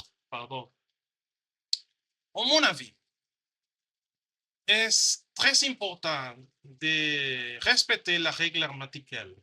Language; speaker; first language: French; non-native, learner; Spanish